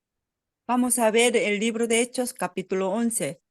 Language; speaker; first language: Spanish; non-native, fluent; Korean